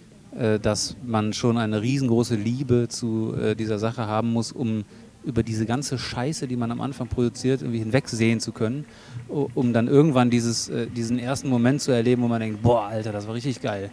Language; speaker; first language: German; native; German